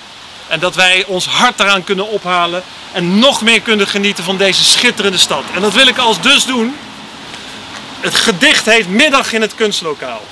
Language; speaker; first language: Dutch; native; Dutch